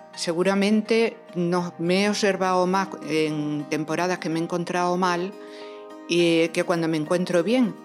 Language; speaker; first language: Spanish; native; Spanish